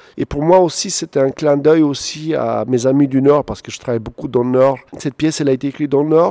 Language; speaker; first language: French; non-native, fluent; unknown